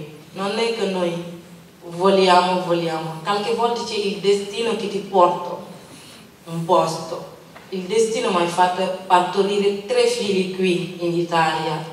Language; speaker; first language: Italian; non-native, learner; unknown